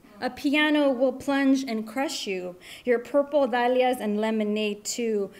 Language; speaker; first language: English; early bilingual, other home language; Spanish